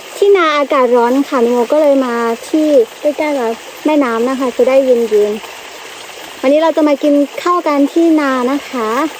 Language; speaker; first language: Thai; non-native, local second language; Karen languages